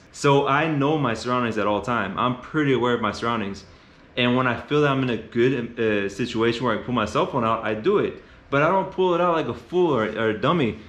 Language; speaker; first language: English; native; English